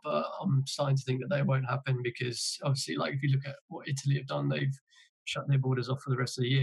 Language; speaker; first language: English; native; English